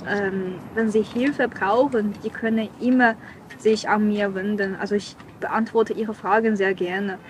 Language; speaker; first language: German; non-native, learner; Chinese